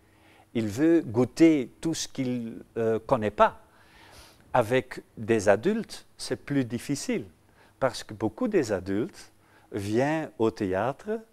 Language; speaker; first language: French; non-native, local second language; Dutch